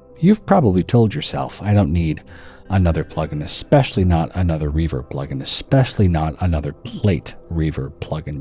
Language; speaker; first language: English; native; English